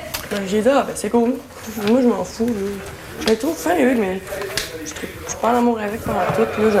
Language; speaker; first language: French; native; French